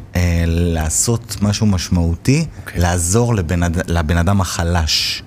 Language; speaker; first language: Hebrew; native; Hebrew